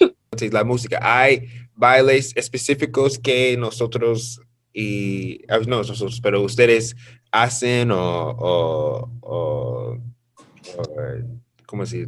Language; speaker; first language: Spanish; non-native, learner; English